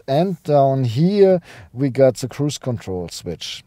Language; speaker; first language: English; non-native, fluent; German